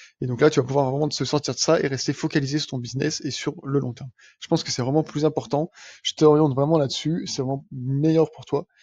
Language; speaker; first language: French; native; French